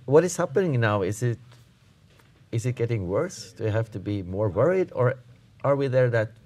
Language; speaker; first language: English; non-native, fluent; Norwegian